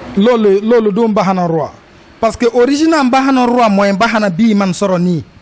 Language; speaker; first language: Wolof; non-native, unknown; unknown